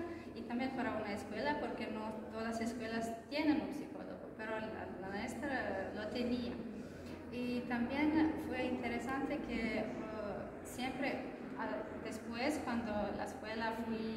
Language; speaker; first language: Spanish; non-native, fluent; Croatian